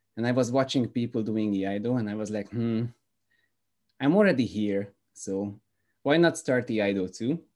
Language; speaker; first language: English; non-native, fluent; Hungarian